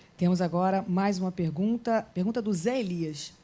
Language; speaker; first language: Portuguese; native; Portuguese